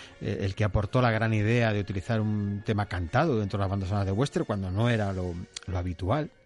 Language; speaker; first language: Spanish; native; Spanish